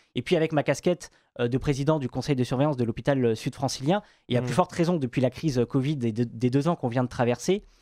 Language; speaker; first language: French; native; French